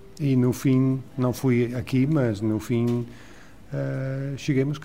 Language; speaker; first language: Portuguese; non-native, learner; Dutch